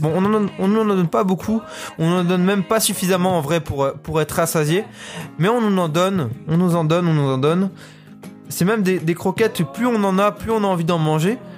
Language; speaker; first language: French; native; French